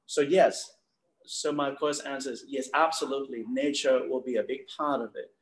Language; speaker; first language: English; non-native, fluent; Thai